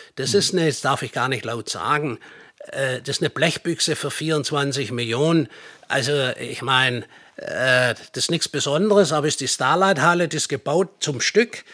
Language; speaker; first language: German; native; German